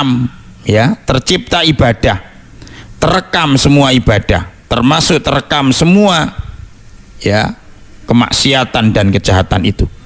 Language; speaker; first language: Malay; non-native, local second language; Javanese